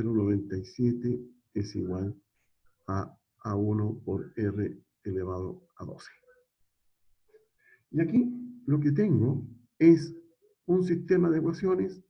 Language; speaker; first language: Spanish; native; Spanish